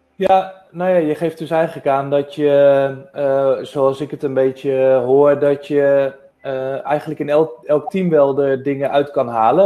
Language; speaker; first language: Dutch; native; Dutch